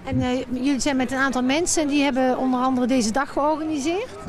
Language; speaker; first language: Dutch; native; Dutch